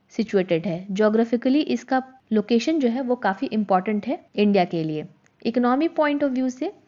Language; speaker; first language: Hindi; native; Hindi